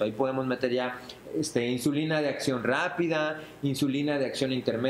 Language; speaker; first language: Spanish; native; Spanish